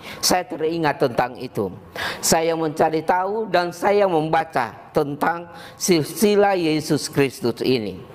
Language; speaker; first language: Indonesian; native; Indonesian